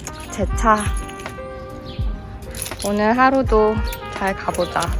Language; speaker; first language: Korean; native; Korean